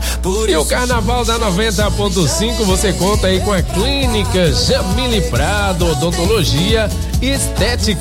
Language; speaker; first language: Portuguese; native; Portuguese